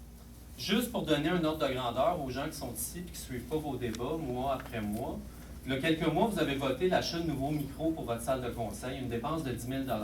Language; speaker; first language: French; native; French